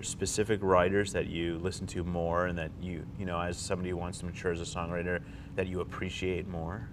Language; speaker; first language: English; native; English